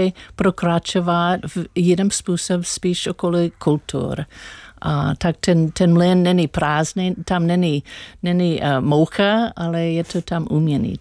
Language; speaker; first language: Czech; non-native, learner; English